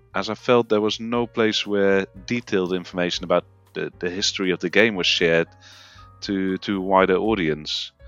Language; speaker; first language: English; non-native, fluent; Dutch